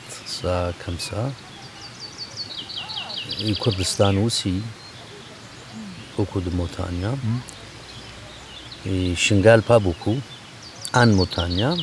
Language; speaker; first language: French; non-native, learner; Kurdish